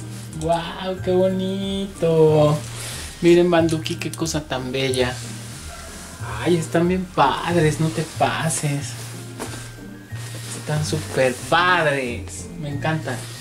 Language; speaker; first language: Spanish; native; Spanish